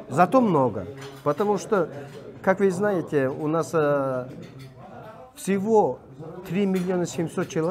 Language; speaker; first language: Russian; non-native, learner; Mongolian